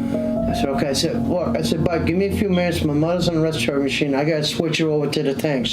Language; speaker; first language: English; native; English